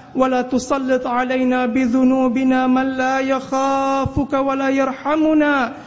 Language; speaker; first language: Arabic; non-native, fluent; Malay